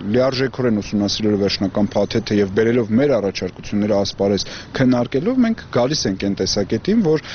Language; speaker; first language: Armenian; native; Armenian